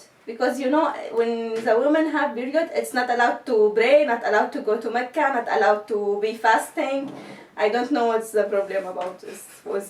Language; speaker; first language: English; non-native, learner; Arabic